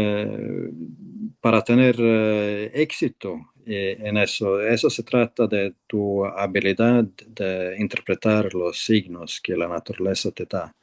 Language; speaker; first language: Spanish; non-native, fluent; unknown